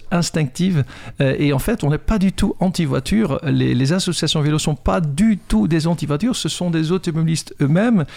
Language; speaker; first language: French; non-native, fluent; Dutch